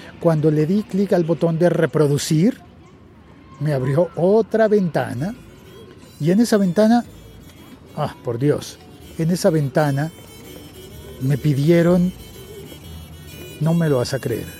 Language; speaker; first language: Spanish; native; Spanish